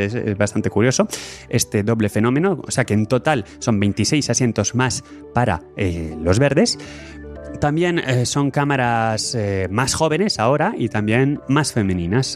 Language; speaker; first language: Spanish; native; Spanish